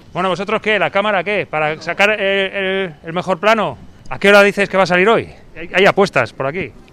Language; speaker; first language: Spanish; native; Spanish